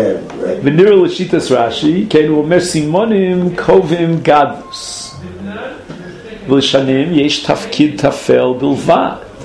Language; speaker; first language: Hebrew; non-native, fluent; English